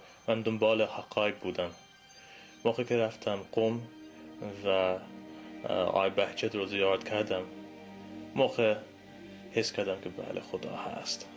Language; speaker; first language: Persian; non-native, fluent; English